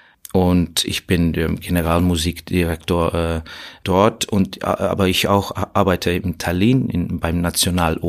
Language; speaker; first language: German; non-native, fluent; Estonian